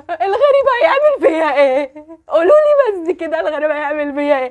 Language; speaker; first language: Arabic; native; Arabic